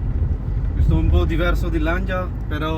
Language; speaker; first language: Italian; non-native, learner; Urdu